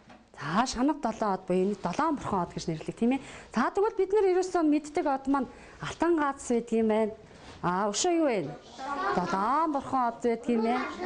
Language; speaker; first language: Mongolian; native; Mongolian